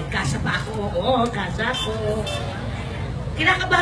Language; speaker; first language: Filipino; native; Filipino